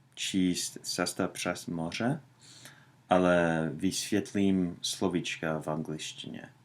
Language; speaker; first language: Czech; non-native, learner; English